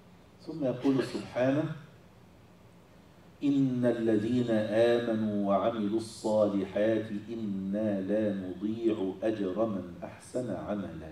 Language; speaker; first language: Arabic; native; Arabic